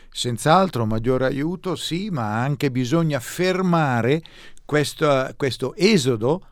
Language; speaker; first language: Italian; native; Italian